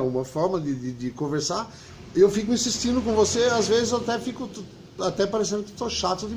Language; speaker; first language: Portuguese; native; Portuguese